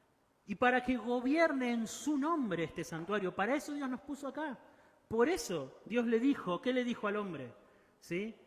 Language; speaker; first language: Spanish; native; Spanish